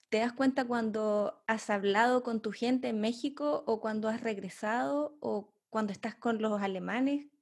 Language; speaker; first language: Spanish; native; Spanish